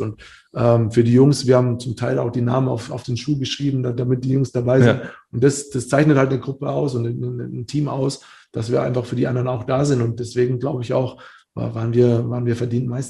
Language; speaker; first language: German; native; German